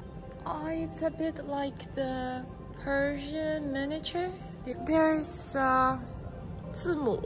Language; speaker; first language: English; non-native, learner; Chinese